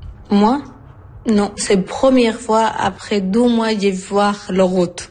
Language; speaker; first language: French; non-native, learner; Arabic